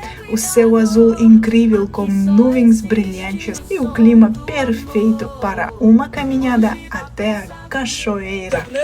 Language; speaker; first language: Portuguese; non-native, fluent; Russian